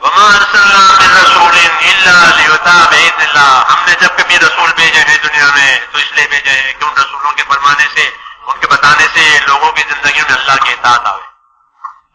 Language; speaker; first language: Urdu; non-native, local second language; Gujarati